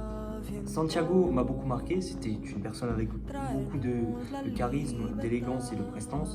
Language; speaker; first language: French; native; French